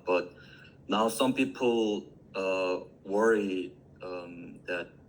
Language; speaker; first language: English; non-native, learner; Korean